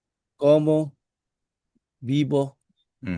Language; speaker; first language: Spanish; non-native, learner; Filipino